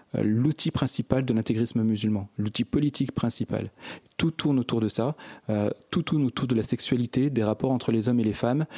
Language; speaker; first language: French; native; French